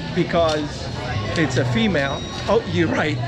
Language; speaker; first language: English; early bilingual, other home language; Portuguese